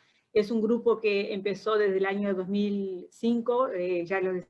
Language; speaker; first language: Spanish; non-native, fluent; Portuguese